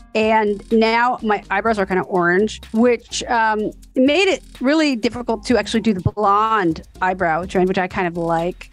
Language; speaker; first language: English; native; English